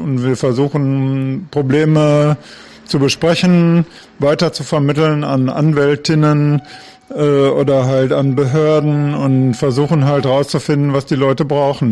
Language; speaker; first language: German; native; German